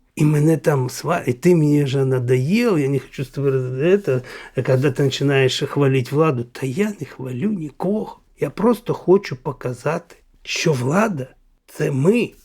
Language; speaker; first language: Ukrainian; non-native, local second language; Russian